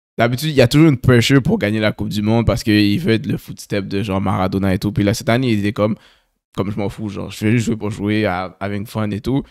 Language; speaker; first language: French; native; French